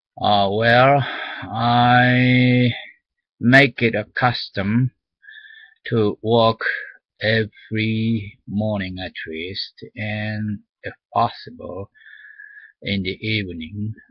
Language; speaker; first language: English; non-native, learner; Japanese